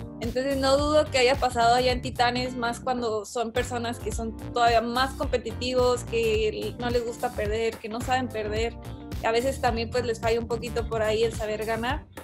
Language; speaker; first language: Spanish; native; Spanish